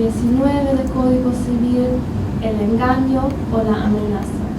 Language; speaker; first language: Spanish; non-native, fluent; German